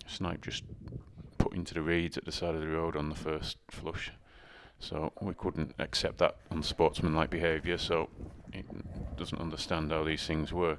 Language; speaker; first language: English; native; English